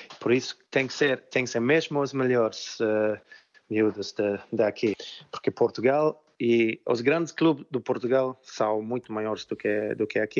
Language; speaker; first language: Portuguese; non-native, fluent; Swedish